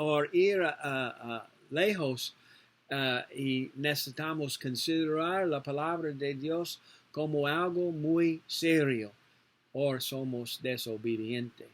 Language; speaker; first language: Spanish; non-native, learner; English